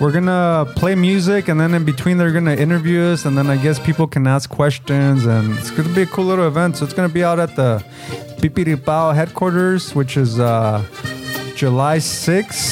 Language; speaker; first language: English; early bilingual, other home language; Spanish